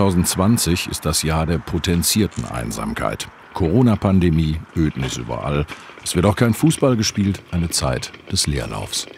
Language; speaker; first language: German; native; German